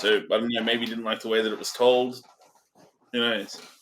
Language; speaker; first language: English; native; English